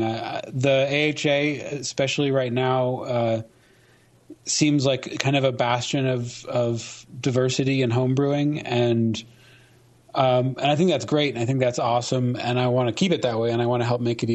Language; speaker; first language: English; native; English